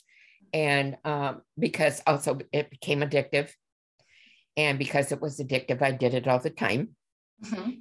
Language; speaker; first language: English; native; English